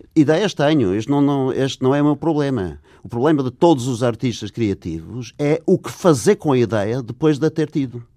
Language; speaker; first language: Portuguese; non-native, fluent; English